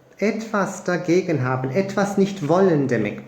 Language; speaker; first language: German; non-native, fluent; Turkish